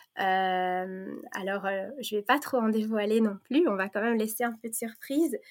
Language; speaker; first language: French; native; French